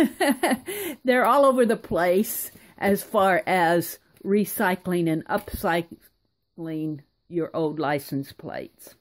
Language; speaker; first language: English; native; English